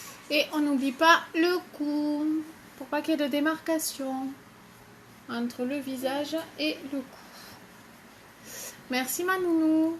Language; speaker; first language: French; native; French